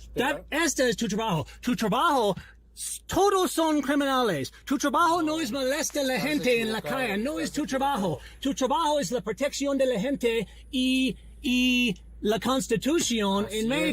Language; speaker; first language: Spanish; non-native, learner; English